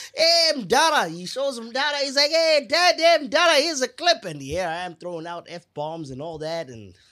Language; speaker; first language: English; non-native, local second language; Shona